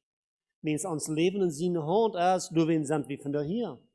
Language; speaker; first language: German; non-native, learner; Low German